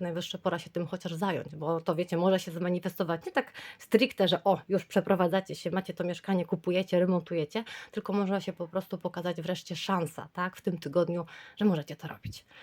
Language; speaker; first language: Polish; native; Polish